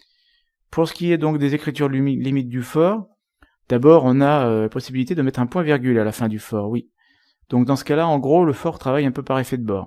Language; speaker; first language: French; native; French